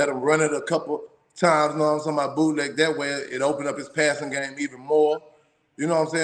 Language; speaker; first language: English; native; English